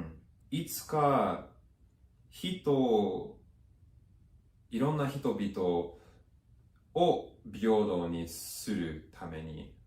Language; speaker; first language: Japanese; non-native, fluent; English